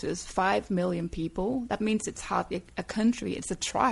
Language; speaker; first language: English; non-native, fluent; Danish